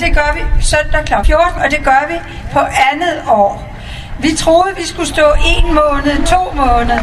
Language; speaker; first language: Danish; native; Danish